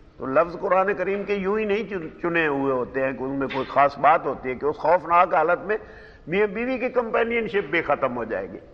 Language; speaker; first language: Urdu; non-native, local second language; Punjabi